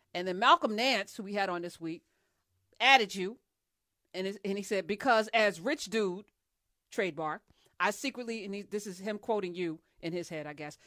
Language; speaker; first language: English; native; English